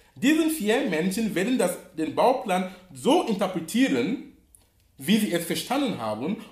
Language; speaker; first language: German; non-native, fluent; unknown